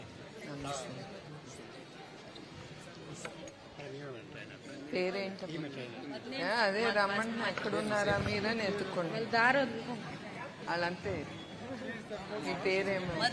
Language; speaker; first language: Telugu; native; Telugu